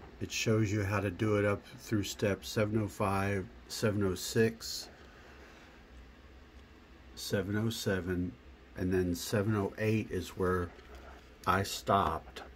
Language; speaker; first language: English; native; English